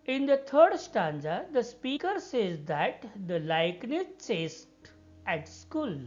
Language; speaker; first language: English; non-native, local second language; Marathi